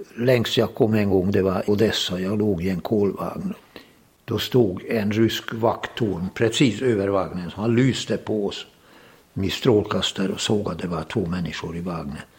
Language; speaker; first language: Swedish; non-native, fluent; Hungarian